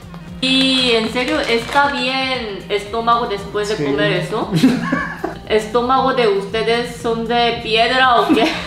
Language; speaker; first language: Spanish; non-native, learner; Korean